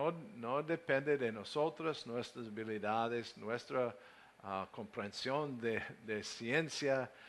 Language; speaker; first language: Spanish; non-native, learner; English